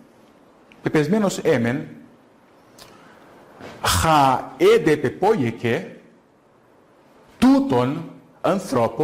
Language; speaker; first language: Greek; non-native, fluent; Portuguese